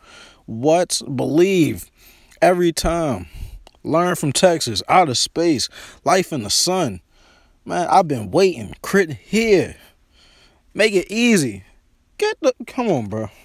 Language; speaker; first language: English; native; English